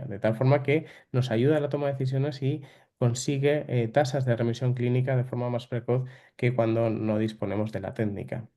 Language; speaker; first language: Spanish; native; Spanish